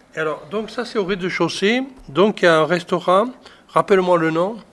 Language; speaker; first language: French; native; French